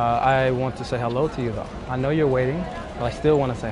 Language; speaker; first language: English; native; English